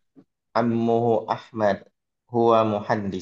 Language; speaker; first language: Arabic; non-native, learner; Indonesian